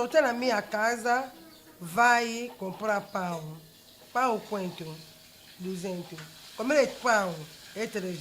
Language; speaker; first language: Portuguese; non-native, learner; Lingala